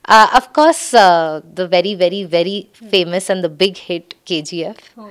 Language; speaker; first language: Hindi; native; Hindi